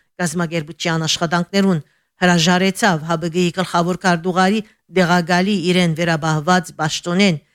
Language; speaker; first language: Armenian; early bilingual, heritage; Armenian